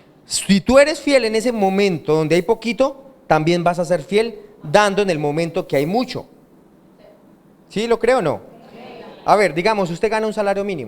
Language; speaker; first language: Spanish; native; Spanish